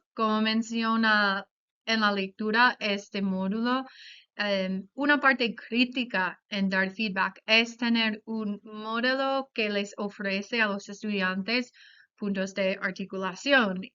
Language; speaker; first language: Spanish; non-native, fluent; English